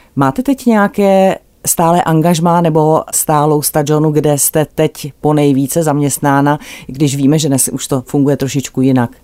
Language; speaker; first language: Czech; native; Czech